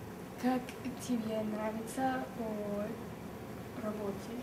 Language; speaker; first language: Russian; non-native, learner; English